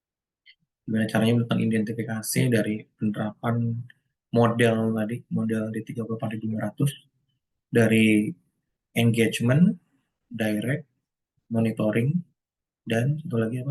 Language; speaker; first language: Indonesian; native; Indonesian